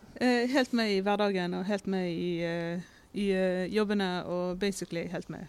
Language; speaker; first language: Norwegian; native; Norwegian